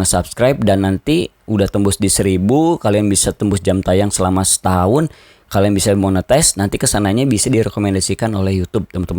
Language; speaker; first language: Indonesian; native; Indonesian